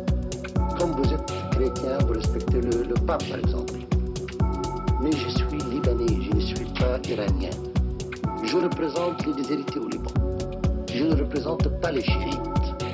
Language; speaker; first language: French; non-native, local second language; Arabic